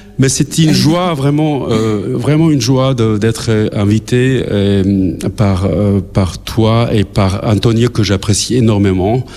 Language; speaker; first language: French; non-native, fluent; Albanian